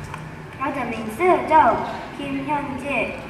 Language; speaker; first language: Chinese; non-native, learner; Korean